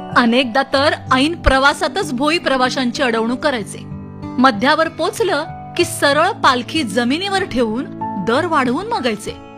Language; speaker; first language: Marathi; native; Marathi